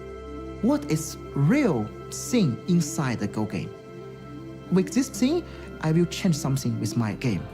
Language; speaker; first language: English; non-native, learner; Chinese